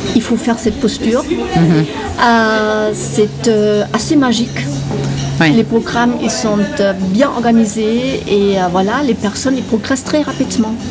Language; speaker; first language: French; non-native, fluent; German